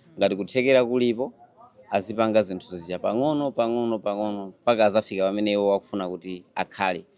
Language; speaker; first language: Nyanja; native; Nyanja